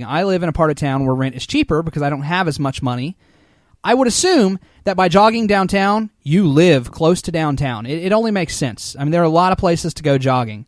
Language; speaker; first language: English; native; English